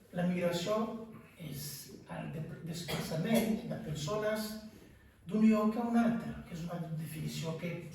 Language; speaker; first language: Catalan; non-native, fluent; Kinyarwanda